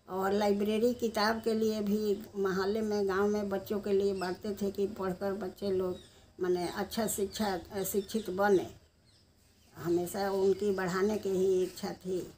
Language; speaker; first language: Hindi; native; Hindi